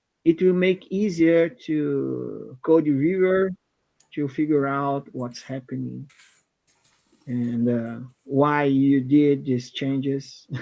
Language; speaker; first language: English; non-native, fluent; Portuguese